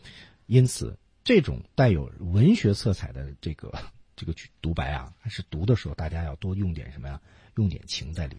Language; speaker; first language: Chinese; native; Chinese